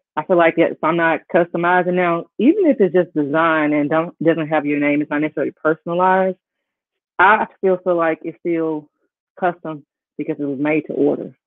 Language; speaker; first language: English; native; English